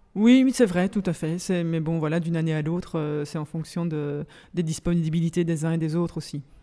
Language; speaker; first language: French; native; French